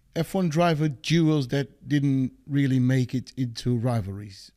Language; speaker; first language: English; non-native, fluent; Portuguese